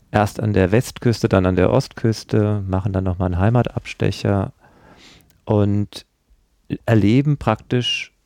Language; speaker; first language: German; native; German